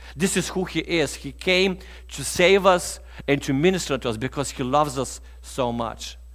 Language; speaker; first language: English; non-native, fluent; Bulgarian